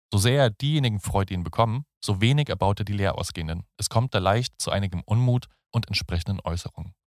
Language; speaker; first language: German; native; German